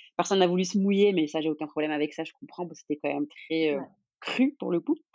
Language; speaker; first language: French; non-native, local second language; Arabic